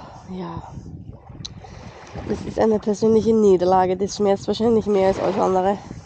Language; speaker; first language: German; native; German